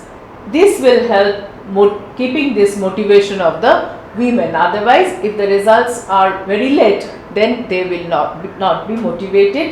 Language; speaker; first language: English; non-native, local second language; Bangla